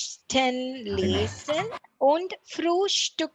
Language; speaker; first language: German; non-native, learner; Tamil